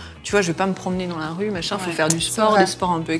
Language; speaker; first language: French; native; French